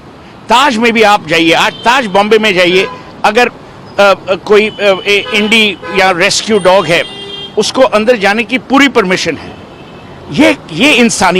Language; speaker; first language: Hindi; native; Hindi